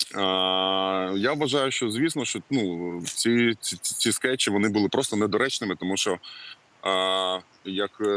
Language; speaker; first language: Ukrainian; native; Ukrainian